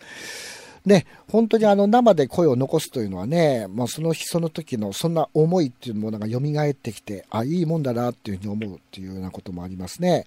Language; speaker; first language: Japanese; native; Japanese